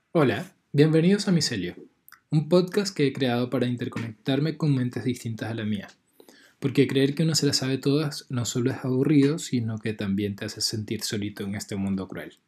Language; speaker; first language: Spanish; native; Spanish